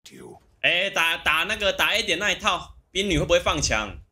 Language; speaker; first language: Chinese; native; Chinese